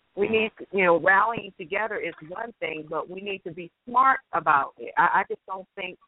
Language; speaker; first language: English; native; English